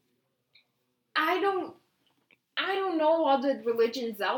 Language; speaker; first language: English; non-native, fluent; Portuguese